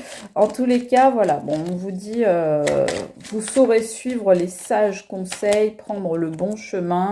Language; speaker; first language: French; native; French